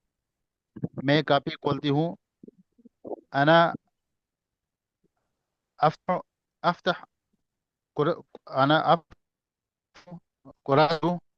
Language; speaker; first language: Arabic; non-native, learner; Urdu